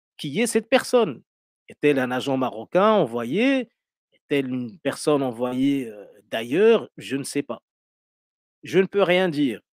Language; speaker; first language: French; non-native, local second language; Arabic